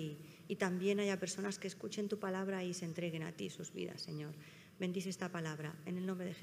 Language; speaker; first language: Spanish; native; Spanish